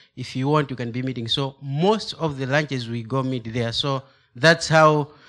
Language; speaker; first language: English; non-native, local second language; Nyanja